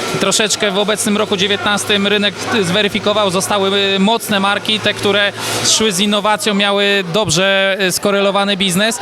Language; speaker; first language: Polish; native; Polish